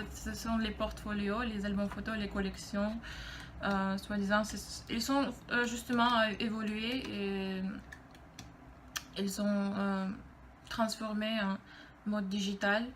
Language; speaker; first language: French; non-native, fluent; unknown